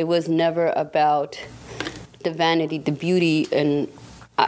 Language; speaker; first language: English; non-native, fluent; German